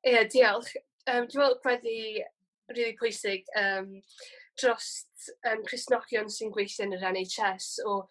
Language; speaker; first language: Welsh; native; Welsh